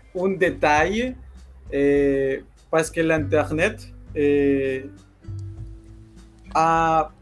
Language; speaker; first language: French; non-native, learner; Spanish